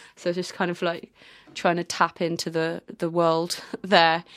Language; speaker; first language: English; native; English